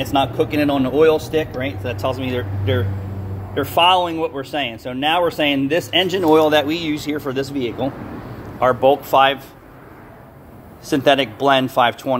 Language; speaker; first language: English; native; English